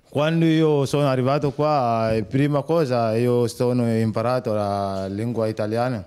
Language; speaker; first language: Italian; non-native, learner; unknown